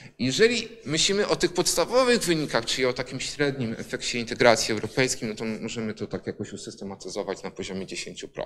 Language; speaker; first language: Polish; native; Polish